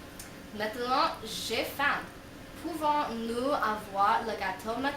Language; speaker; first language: French; non-native, learner; English